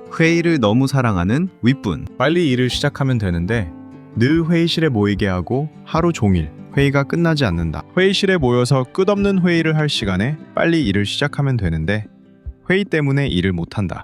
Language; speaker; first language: Korean; native; Korean